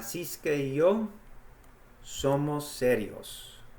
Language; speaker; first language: Spanish; non-native, fluent; English